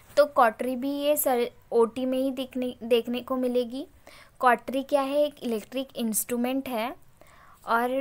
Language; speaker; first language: Hindi; non-native, local second language; Marathi